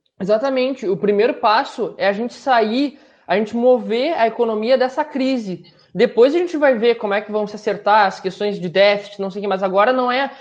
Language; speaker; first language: Portuguese; native; Portuguese